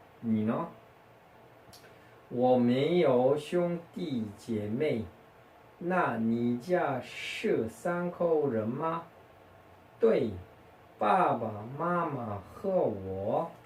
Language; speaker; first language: Chinese; non-native, fluent; Korean